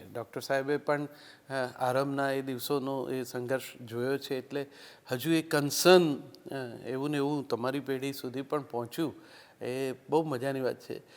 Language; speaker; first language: Gujarati; native; Gujarati